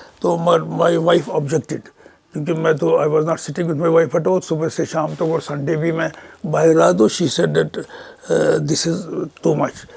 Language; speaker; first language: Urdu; non-native, local second language; Kashmiri